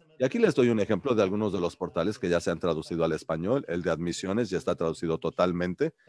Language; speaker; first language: Spanish; early bilingual, heritage; Spanish